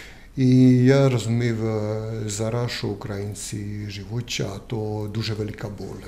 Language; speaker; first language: Ukrainian; non-native, learner; Croatian